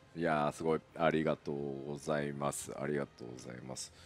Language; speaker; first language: Japanese; native; Japanese